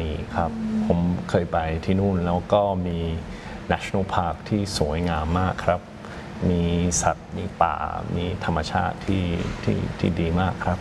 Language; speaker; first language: Thai; non-native, fluent; English